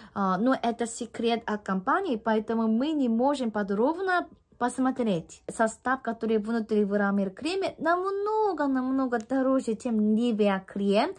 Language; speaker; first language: Russian; non-native, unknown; Korean